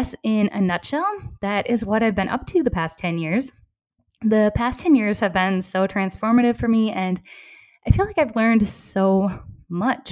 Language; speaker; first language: English; native; English